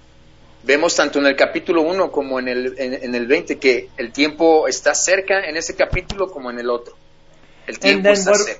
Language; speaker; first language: Spanish; native; Spanish